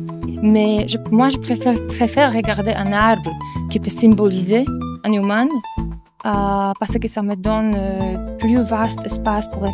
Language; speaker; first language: French; non-native, fluent; Polish